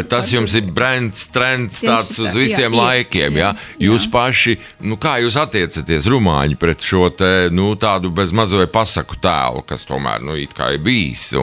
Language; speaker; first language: Latvian; native; Latvian